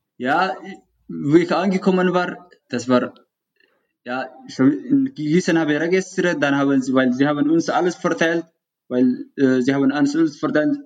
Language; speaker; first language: German; non-native, learner; Tigrinya